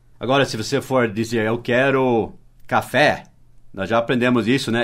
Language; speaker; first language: Portuguese; non-native, fluent; English